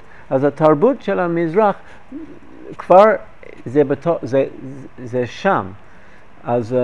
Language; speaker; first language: Hebrew; non-native, fluent; English